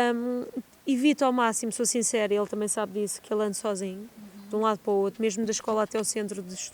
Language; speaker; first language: Portuguese; native; Portuguese